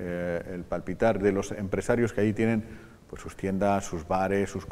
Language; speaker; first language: Spanish; native; Spanish